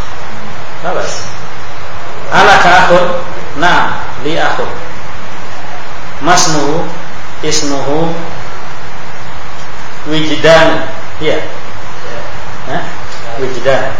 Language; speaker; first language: Arabic; non-native, fluent; Indonesian